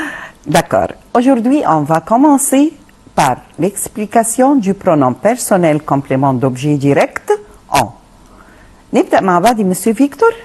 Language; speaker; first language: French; non-native, fluent; Arabic